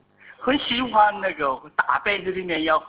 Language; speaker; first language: Chinese; non-native, fluent; Korean